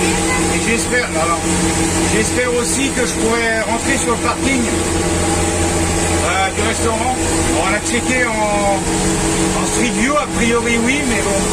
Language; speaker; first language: French; native; French